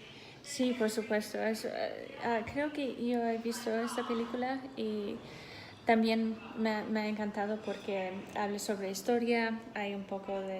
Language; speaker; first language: Spanish; non-native, fluent; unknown